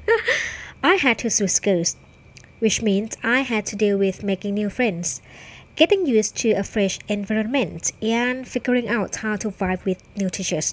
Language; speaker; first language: English; non-native, fluent; Thai